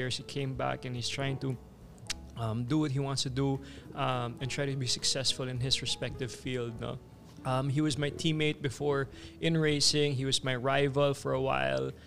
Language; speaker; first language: English; non-native, local second language; Cebuano